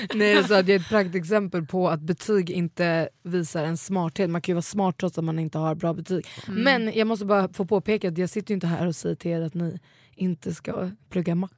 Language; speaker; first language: Swedish; early bilingual, other home language; Kurdish